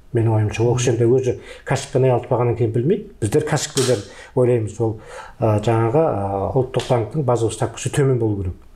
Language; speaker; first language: Kazakh; native; Kazakh